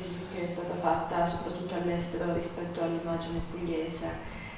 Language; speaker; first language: Italian; native; Italian